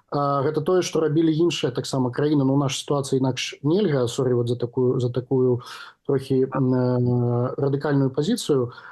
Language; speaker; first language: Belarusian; non-native, local second language; Russian